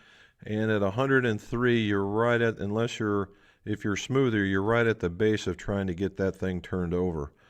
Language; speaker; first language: English; native; English